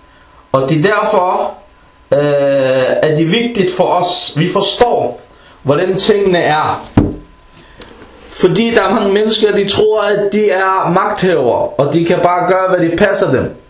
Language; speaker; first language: Danish; early bilingual, other home language; Arabic